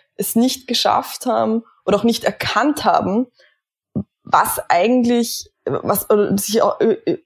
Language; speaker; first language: German; native; German